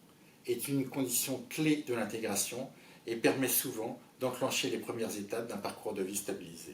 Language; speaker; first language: French; native; French